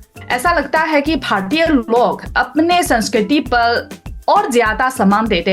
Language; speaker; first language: Hindi; non-native, learner; Chinese